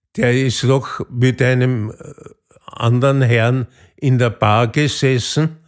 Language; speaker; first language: German; native; German